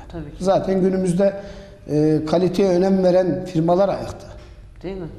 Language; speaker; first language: Turkish; native; Turkish